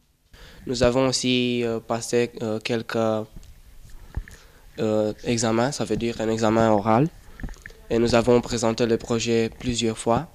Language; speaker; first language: French; non-native, fluent; Romanian